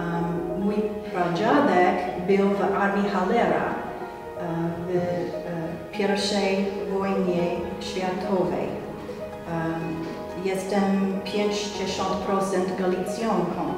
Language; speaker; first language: Polish; non-native, learner; English